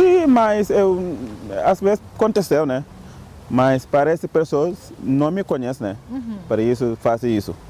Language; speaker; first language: Portuguese; non-native, learner; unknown